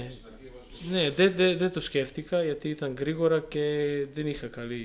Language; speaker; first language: Greek; non-native, fluent; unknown